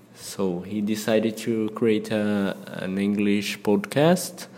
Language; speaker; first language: English; non-native, fluent; Portuguese